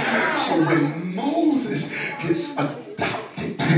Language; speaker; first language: English; native; English